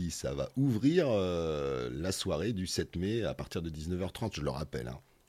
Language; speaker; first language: French; native; French